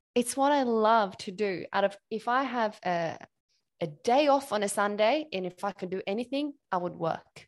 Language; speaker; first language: English; non-native, fluent; Swedish